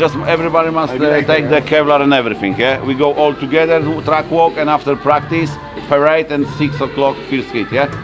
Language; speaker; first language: English; non-native, learner; Polish